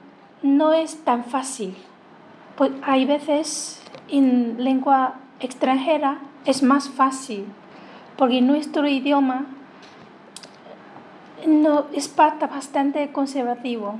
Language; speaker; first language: Spanish; non-native, learner; Chinese